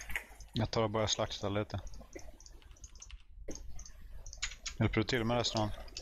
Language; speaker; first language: Swedish; native; Swedish